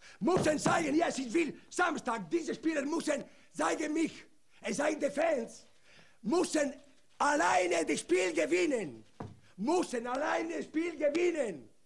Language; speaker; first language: German; non-native, learner; Italian